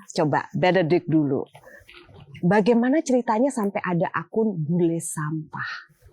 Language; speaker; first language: Indonesian; native; Indonesian